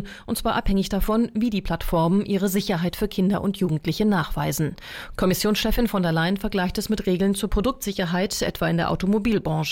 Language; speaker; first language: German; native; German